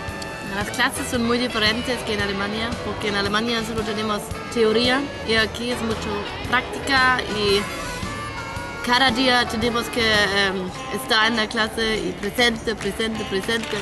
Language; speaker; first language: Spanish; non-native, learner; German